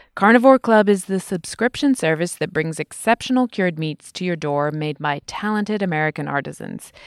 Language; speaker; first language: English; native; English